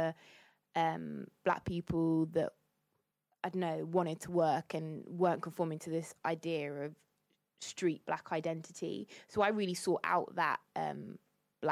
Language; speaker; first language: English; native; English